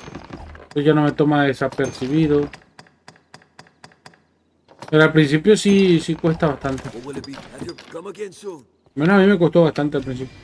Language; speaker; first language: Spanish; native; Spanish